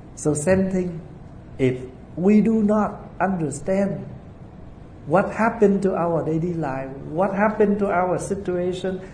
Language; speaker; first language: English; non-native, fluent; Vietnamese